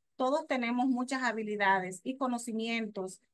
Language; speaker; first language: Spanish; native; Spanish